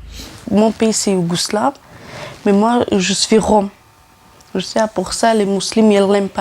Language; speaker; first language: French; non-native, learner; Romany